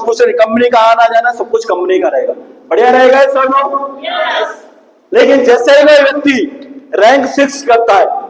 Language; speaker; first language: Hindi; native; Hindi